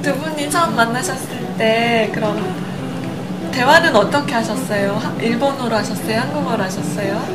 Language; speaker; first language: Korean; native; Korean